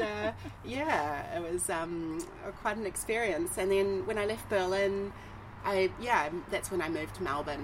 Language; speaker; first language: English; native; English